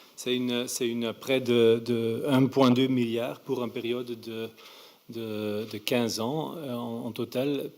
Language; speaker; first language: French; non-native, local second language; Dutch